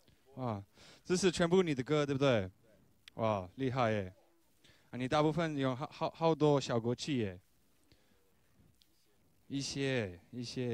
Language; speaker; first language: Chinese; non-native, learner; English